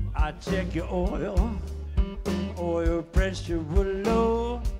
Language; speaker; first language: English; native; English